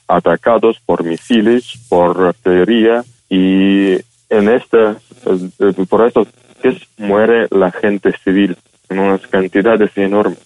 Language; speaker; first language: Spanish; non-native, fluent; Ukrainian